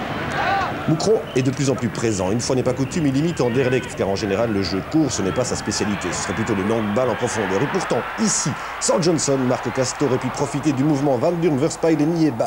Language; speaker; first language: French; native; French